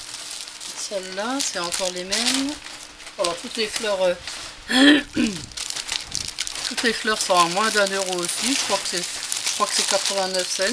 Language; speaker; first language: French; native; French